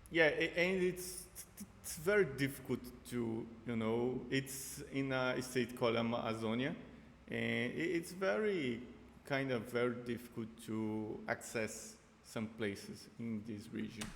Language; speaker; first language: English; non-native, fluent; Portuguese